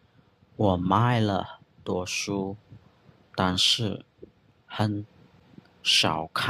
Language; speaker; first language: Chinese; non-native, fluent; Khmer